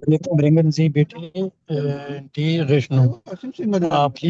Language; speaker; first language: German; non-native, learner; Urdu